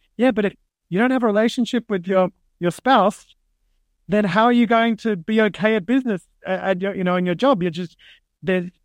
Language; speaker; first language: English; native; English